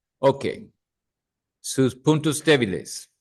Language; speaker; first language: Spanish; non-native, fluent; English